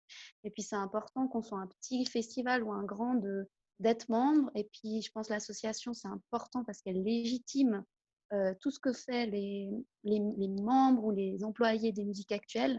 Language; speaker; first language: French; native; French